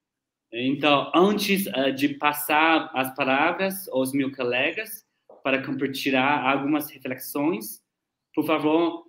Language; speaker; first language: Portuguese; non-native, learner; Chinese